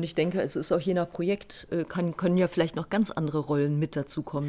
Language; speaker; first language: German; native; German